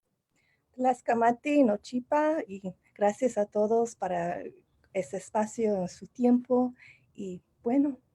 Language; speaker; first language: Spanish; non-native, learner; English